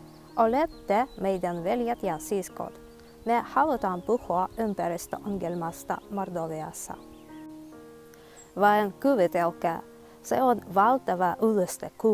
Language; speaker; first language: Finnish; non-native, fluent; Russian